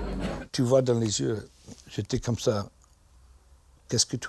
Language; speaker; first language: French; non-native, fluent; English